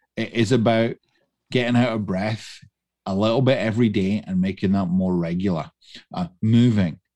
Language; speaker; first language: English; native; English